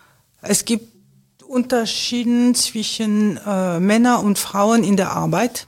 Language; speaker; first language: German; non-native, fluent; French